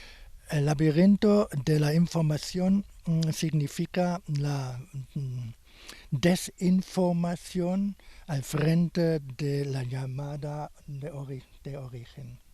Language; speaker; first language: Spanish; non-native, fluent; German